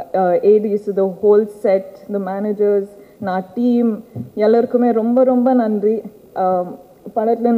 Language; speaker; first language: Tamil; non-native, learner; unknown